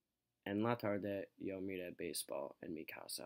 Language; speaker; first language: Spanish; non-native, learner; English